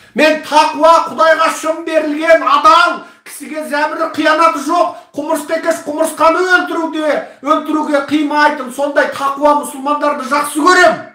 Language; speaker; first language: Kazakh; early bilingual, heritage; Kazakh